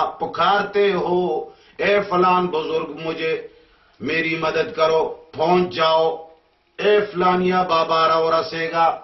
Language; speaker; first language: Urdu; non-native, local second language; Pashto